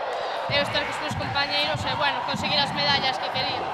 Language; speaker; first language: Galician; native; Galician